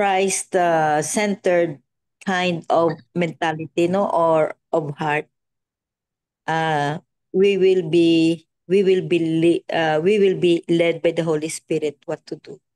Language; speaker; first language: English; non-native, local second language; Filipino